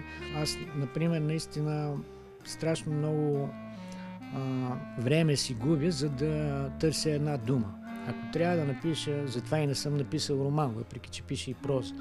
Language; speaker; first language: Bulgarian; native; Bulgarian